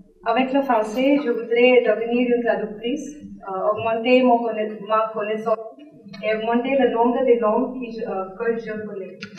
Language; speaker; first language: French; non-native, learner; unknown